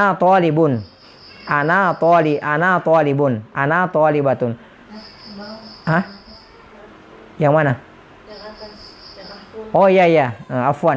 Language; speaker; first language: Arabic; non-native, fluent; Indonesian